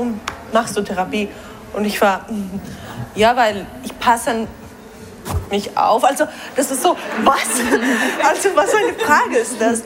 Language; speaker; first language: German; non-native, learner; Spanish